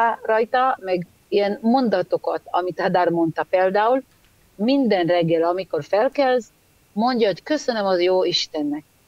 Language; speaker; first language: Hungarian; early bilingual, heritage; Hebrew